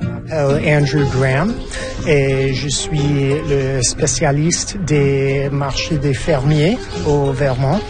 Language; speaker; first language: French; non-native, fluent; English